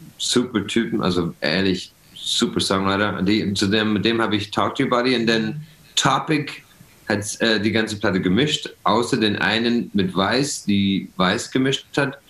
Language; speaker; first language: German; non-native, fluent; English